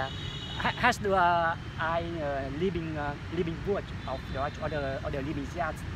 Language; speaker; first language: German; non-native, learner; Vietnamese